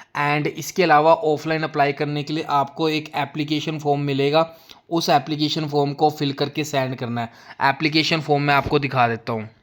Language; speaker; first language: Hindi; native; Hindi